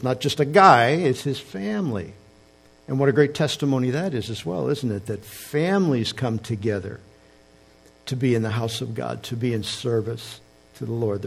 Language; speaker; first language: English; native; English